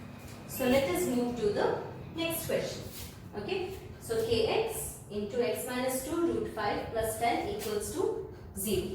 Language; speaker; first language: English; non-native, local second language; Hindi